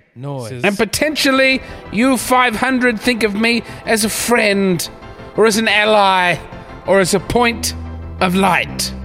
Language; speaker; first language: English; native; English